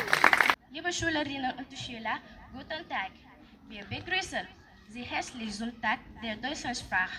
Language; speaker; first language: German; non-native, learner; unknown